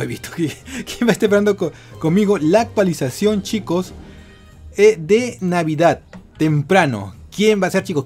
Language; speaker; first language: Spanish; native; Spanish